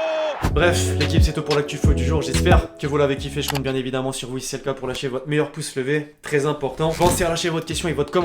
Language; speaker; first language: French; native; French